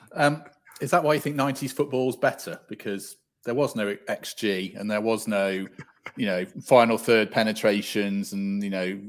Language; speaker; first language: English; native; English